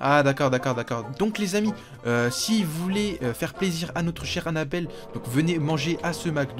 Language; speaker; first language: French; native; French